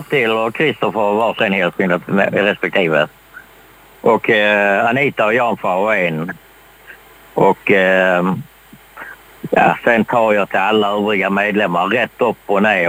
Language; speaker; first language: Swedish; native; Swedish